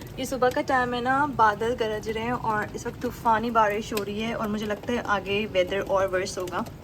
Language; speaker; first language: Urdu; native; Urdu